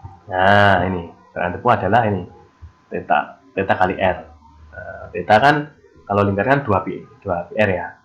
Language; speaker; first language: Indonesian; native; Indonesian